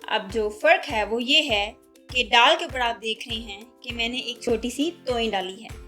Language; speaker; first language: Urdu; native; Urdu